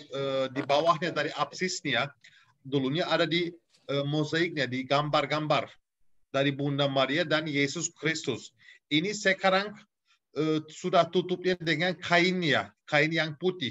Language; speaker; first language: Indonesian; non-native, fluent; Turkish